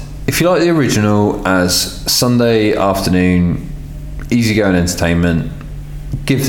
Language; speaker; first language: English; native; English